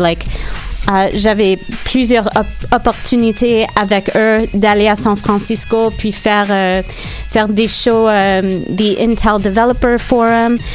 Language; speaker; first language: French; non-native, local second language; English